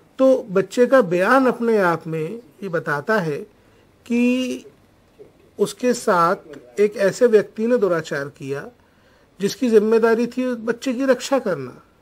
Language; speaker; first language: Hindi; native; Hindi